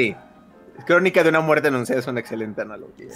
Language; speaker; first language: Spanish; native; Spanish